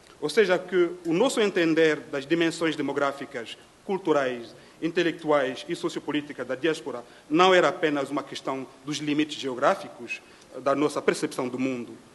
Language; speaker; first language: Portuguese; non-native, fluent; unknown